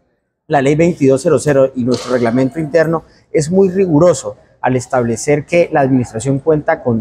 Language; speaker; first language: Spanish; native; Spanish